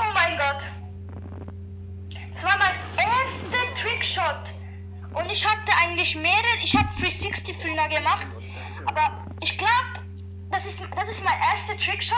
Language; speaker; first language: German; non-native, fluent; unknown